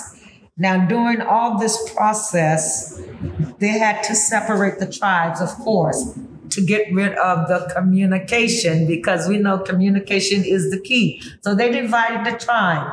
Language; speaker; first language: English; early bilingual, other home language; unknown